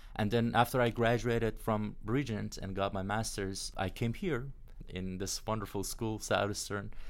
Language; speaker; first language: English; non-native, fluent; Persian